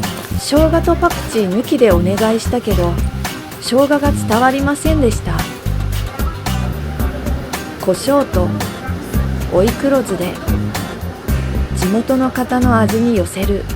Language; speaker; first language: Japanese; native; Japanese